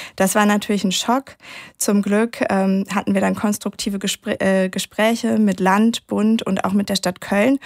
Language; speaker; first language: German; native; German